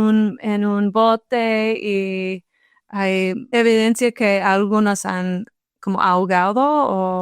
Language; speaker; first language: Spanish; non-native, fluent; English